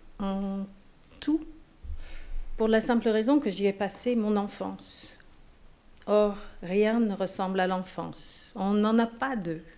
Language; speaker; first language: French; non-native, fluent; English